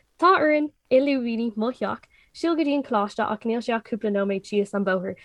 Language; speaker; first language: Irish; non-native, local second language; English